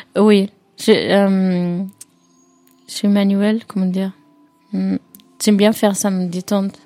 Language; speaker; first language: French; non-native, fluent; Arabic